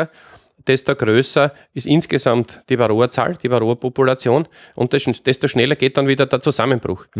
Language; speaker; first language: German; native; German